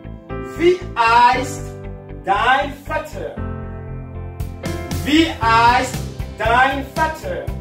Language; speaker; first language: German; non-native, learner; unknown